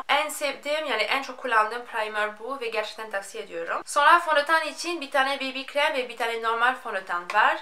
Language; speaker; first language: Turkish; non-native, fluent; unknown